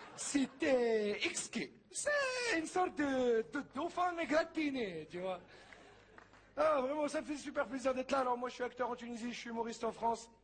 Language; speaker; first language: French; early bilingual, other home language; Arabic